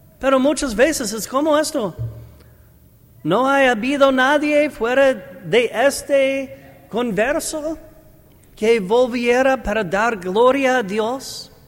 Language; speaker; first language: Spanish; non-native, learner; English